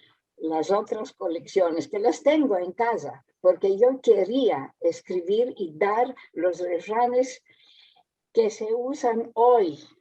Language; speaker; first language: Spanish; early bilingual, heritage; Spanish